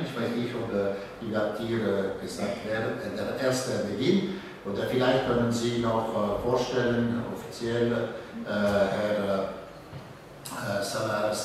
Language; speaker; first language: German; non-native, local second language; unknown